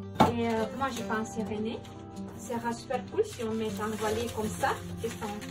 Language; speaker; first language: French; non-native, fluent; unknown